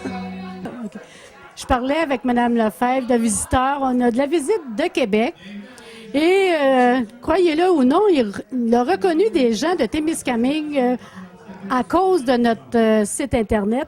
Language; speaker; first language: French; native; French